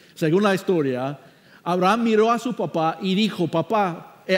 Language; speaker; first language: Spanish; non-native, fluent; English